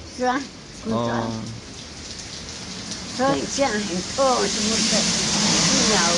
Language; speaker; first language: Chinese; non-native, local second language; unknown